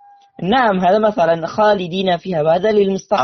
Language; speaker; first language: Arabic; non-native, learner; Indonesian